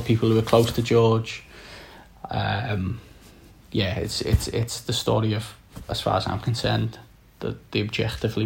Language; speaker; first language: English; native; English